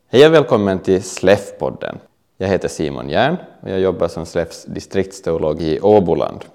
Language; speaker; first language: Swedish; native; Swedish